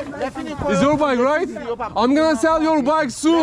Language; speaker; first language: English; non-native, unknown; Turkish